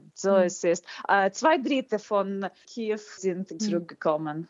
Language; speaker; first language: German; non-native, fluent; Ukrainian